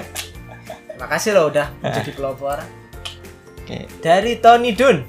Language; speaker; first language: Indonesian; native; Indonesian